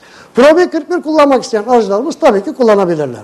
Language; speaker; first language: Turkish; native; Turkish